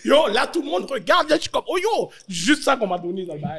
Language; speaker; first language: French; native; French